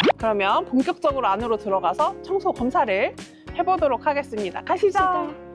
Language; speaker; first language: Korean; native; Korean